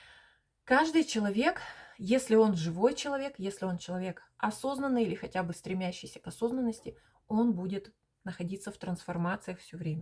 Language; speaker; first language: Russian; native; Russian